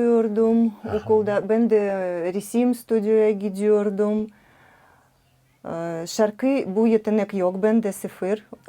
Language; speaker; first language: Turkish; non-native, learner; Russian